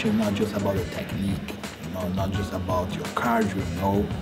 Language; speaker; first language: English; non-native, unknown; Portuguese